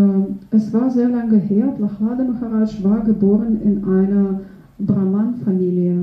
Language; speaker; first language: German; non-native, fluent; Russian